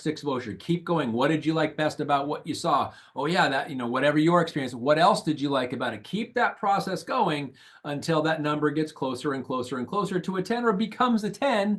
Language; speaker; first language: English; native; English